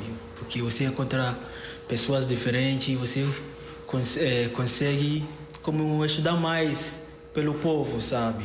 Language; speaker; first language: Portuguese; non-native, fluent; Akan